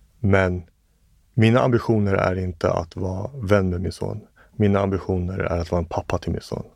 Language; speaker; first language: Swedish; early bilingual, other home language; English